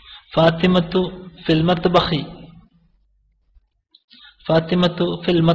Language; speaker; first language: Arabic; non-native, fluent; Malayalam